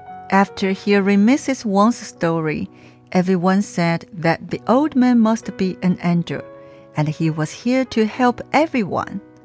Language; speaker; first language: English; non-native, fluent; Chinese